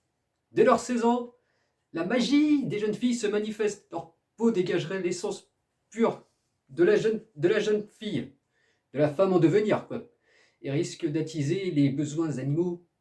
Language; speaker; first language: French; native; French